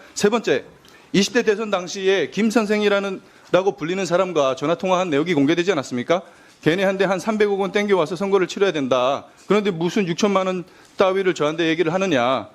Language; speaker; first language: Korean; native; Korean